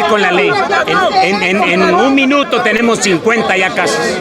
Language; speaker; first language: Spanish; native; Spanish